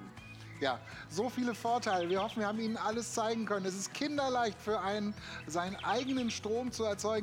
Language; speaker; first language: German; native; German